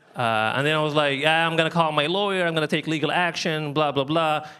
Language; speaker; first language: English; non-native, fluent; Arabic